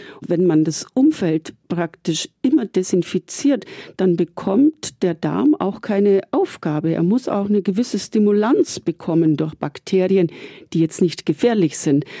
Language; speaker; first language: German; native; German